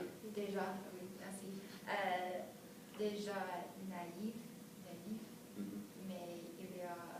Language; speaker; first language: French; non-native, learner; English